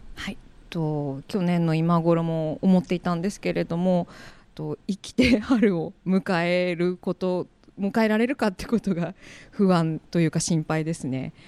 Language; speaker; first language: Japanese; native; Japanese